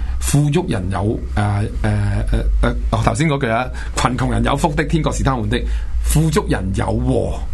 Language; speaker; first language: Chinese; non-native, local second language; Cantonese